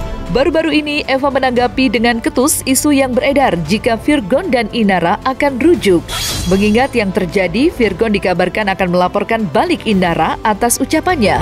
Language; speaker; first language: Indonesian; native; Indonesian